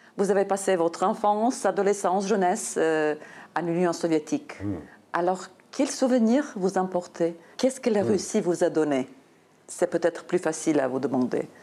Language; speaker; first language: French; non-native, fluent; Serbian